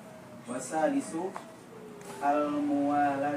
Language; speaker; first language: Arabic; non-native, learner; Indonesian